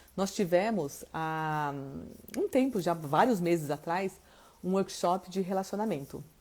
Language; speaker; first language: Portuguese; native; Portuguese